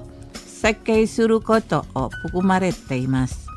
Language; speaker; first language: Japanese; non-native, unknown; Indonesian